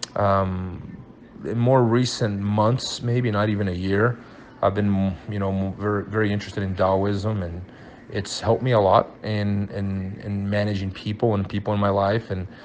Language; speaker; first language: English; early bilingual, other home language; Portuguese